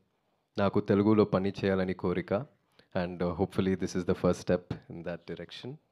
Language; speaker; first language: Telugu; non-native, learner; Tamil